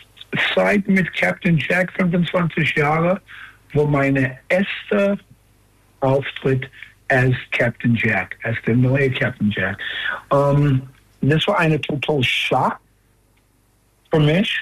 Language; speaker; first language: German; non-native, fluent; English